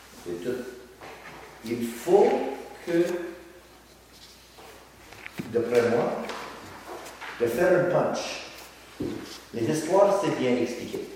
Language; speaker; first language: French; non-native, learner; English